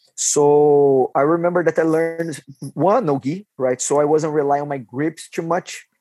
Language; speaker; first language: English; non-native, fluent; Portuguese